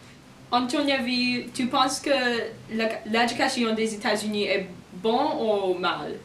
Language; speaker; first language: French; non-native, learner; English